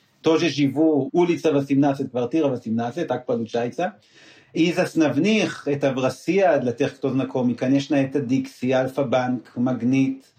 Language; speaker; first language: Russian; non-native, learner; Hebrew